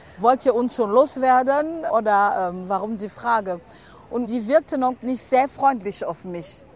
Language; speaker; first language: German; non-native, fluent; French